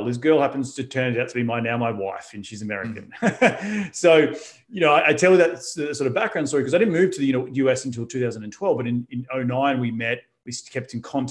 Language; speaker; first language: English; native; English